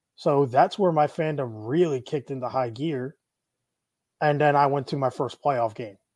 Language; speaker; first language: English; native; English